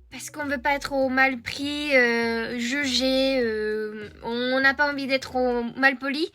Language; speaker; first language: French; non-native, fluent; Japanese